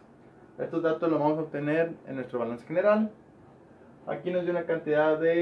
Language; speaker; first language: Spanish; native; Spanish